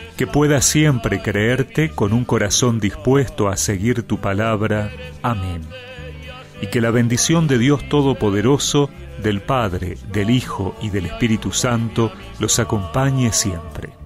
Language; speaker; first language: Spanish; native; Spanish